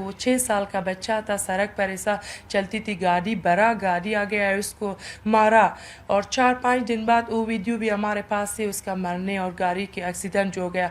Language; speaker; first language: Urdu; non-native, learner; Persian